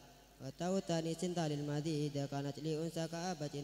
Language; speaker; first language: Arabic; non-native, learner; Madurese